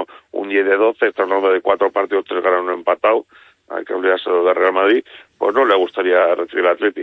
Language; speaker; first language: Spanish; native; Spanish